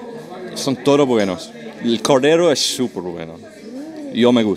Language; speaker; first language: Spanish; non-native, learner; English